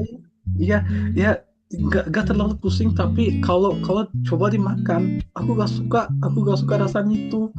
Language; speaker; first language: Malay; non-native, fluent; Turkish